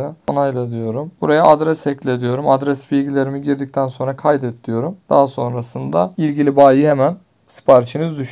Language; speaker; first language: Turkish; native; Turkish